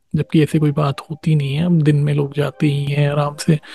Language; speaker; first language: Hindi; native; Hindi